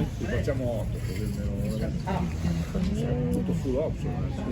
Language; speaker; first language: Italian; native; Italian